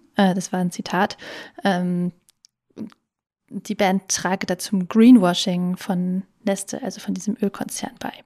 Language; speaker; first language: German; native; German